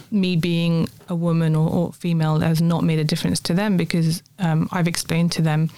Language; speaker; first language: English; native; English